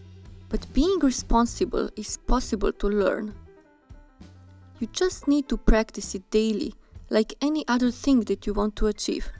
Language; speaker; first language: English; non-native, fluent; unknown